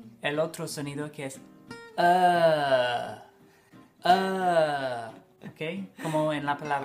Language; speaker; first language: Spanish; non-native, fluent; English